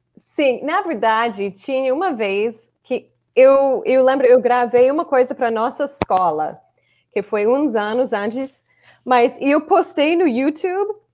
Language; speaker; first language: Portuguese; non-native, fluent; English